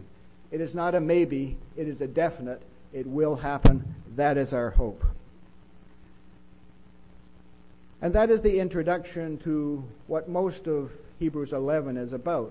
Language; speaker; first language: English; native; English